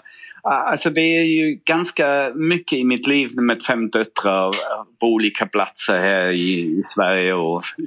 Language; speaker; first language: Swedish; non-native, fluent; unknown